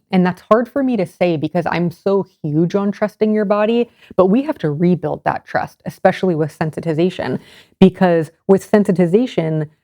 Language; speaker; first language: English; native; English